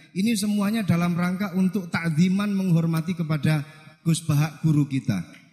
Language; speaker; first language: Indonesian; non-native, local second language; Javanese